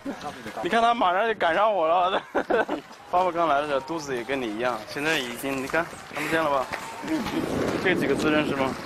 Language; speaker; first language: Chinese; native; Chinese